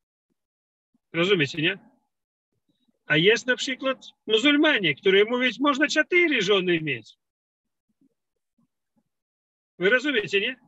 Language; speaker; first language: Polish; non-native, learner; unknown